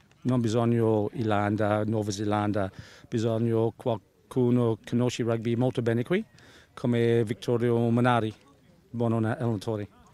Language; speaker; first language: Italian; early bilingual, heritage; English